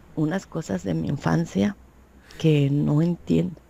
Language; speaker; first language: Spanish; native; Spanish